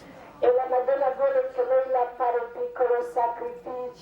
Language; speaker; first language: Italian; non-native, learner; Croatian